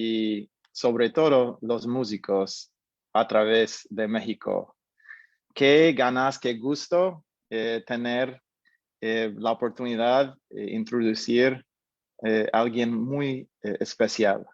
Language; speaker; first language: Spanish; non-native, fluent; English